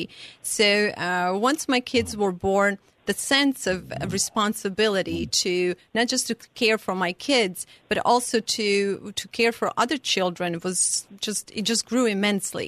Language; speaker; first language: English; non-native, fluent; Serbian